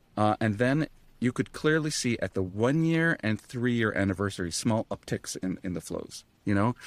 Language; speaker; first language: English; native; English